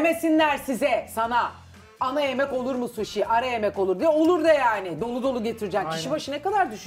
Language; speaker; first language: Turkish; native; Turkish